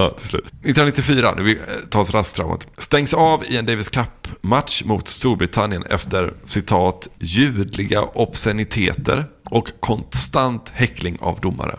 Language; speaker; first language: Swedish; native; Swedish